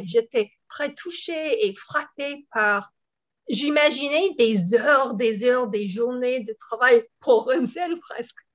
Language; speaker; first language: French; non-native, fluent; English